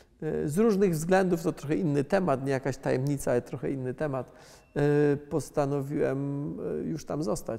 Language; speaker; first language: Polish; native; Polish